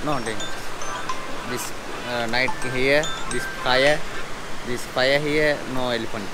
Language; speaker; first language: English; non-native, learner; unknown